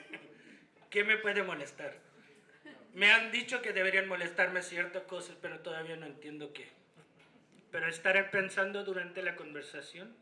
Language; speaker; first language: Spanish; non-native, fluent; Hindi